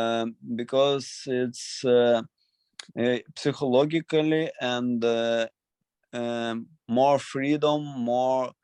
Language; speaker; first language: English; non-native, learner; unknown